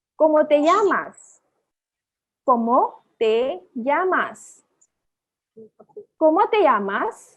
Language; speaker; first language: Spanish; non-native, learner; Manipuri